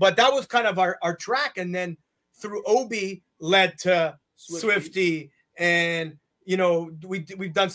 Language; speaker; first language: English; native; English